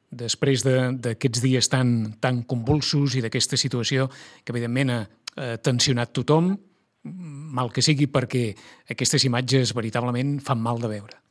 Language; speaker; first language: Catalan; native; Catalan